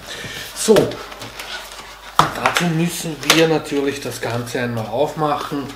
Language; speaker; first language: German; native; German